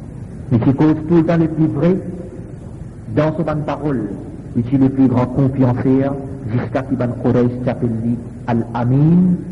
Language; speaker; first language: French; non-native, local second language; Morisyen